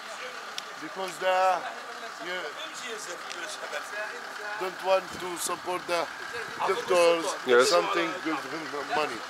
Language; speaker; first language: English; non-native, learner; Arabic